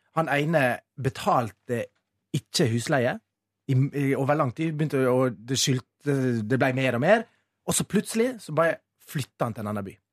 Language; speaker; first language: Norwegian; native; Norwegian